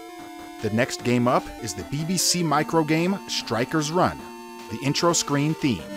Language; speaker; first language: English; native; English